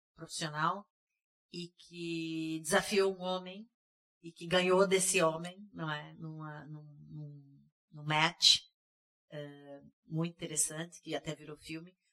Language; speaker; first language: Portuguese; early bilingual, heritage; English